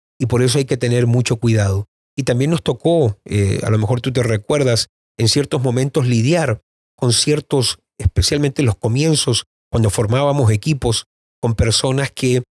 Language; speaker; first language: Spanish; native; Spanish